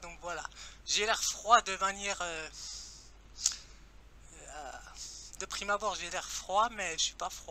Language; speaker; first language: French; native; French